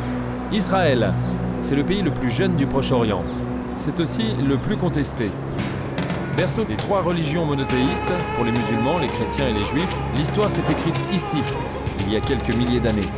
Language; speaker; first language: French; native; French